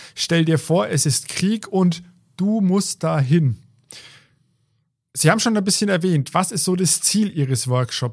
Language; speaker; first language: German; native; German